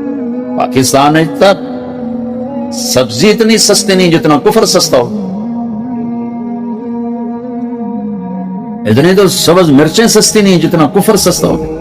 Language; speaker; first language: Hindi; non-native, local second language; Punjabi